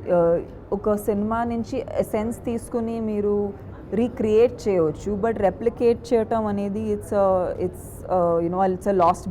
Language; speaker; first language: Telugu; non-native, local second language; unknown